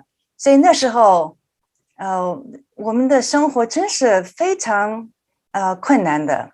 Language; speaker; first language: Chinese; early bilingual, heritage; Chinese